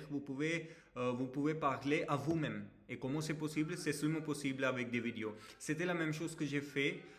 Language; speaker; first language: French; non-native, fluent; Hindi